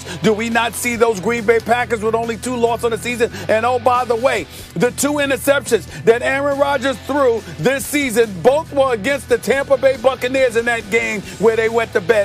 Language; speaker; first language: English; native; English